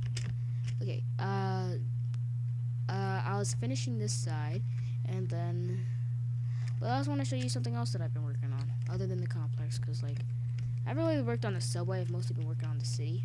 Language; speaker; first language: English; native; English